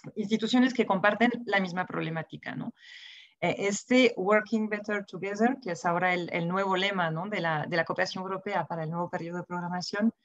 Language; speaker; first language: Spanish; non-native, fluent; French